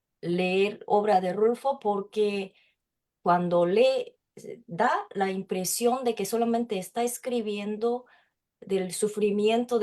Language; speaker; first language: Spanish; non-native, fluent; Japanese